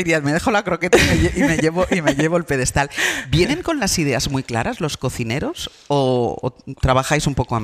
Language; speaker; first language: Spanish; native; Spanish